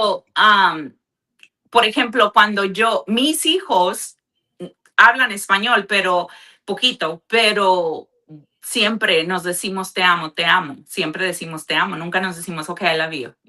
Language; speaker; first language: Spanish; early bilingual, heritage; Spanish